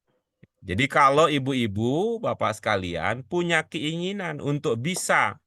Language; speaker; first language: Indonesian; native; Indonesian